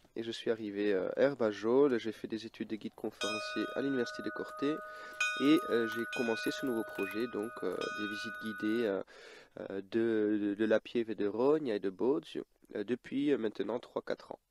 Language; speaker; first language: French; early bilingual, other home language; Dutch